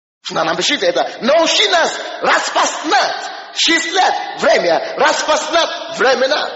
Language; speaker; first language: Russian; non-native, fluent; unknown